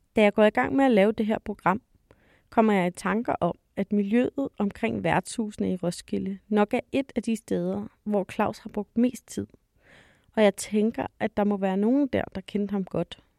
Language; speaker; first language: Danish; native; Danish